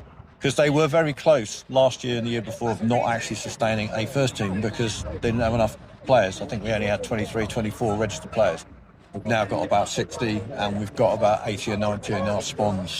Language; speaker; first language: English; native; English